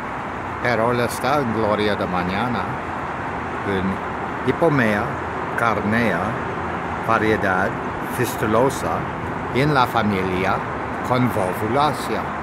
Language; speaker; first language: Spanish; non-native, learner; English